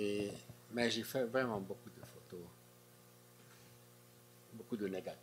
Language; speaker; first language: French; non-native, fluent; Hungarian